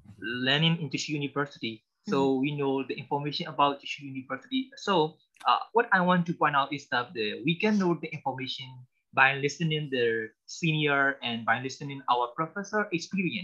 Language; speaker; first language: English; non-native, learner; Burmese